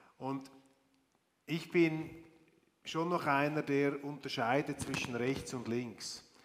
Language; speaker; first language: German; native; German